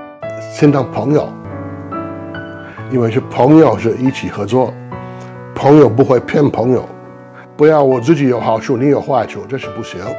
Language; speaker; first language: Chinese; non-native, learner; English